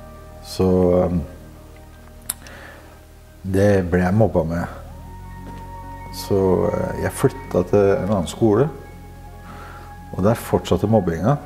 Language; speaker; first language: Norwegian; native; Norwegian